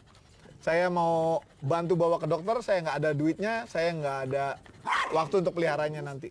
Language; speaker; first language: Indonesian; native; Indonesian